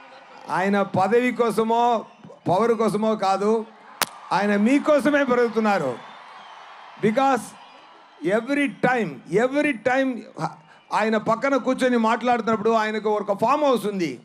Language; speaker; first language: Telugu; non-native, learner; Tamil